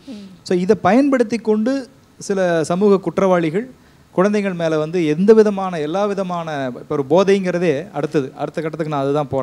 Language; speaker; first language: Tamil; native; Tamil